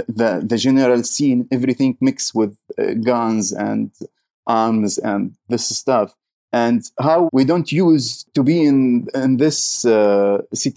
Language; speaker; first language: English; non-native, learner; Arabic